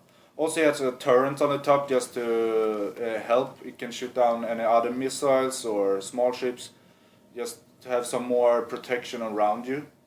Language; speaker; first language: English; non-native, fluent; Swedish